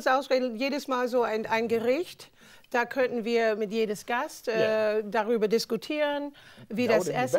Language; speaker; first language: German; non-native, learner; English